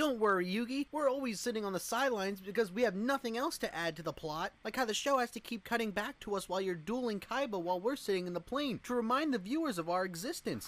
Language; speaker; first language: English; native; English